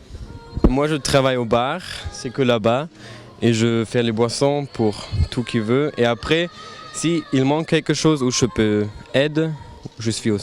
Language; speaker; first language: French; non-native, learner; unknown